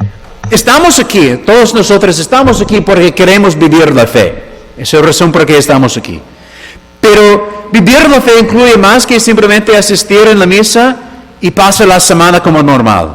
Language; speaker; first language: Spanish; non-native, fluent; English